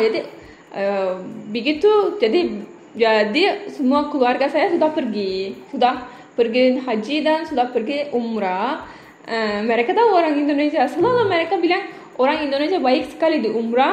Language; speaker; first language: Indonesian; non-native, learner; Turkish